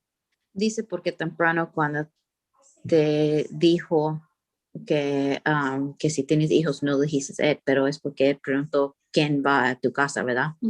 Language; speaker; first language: Spanish; early bilingual, heritage; Spanish